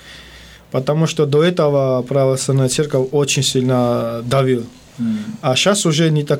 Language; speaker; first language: Russian; non-native, fluent; Georgian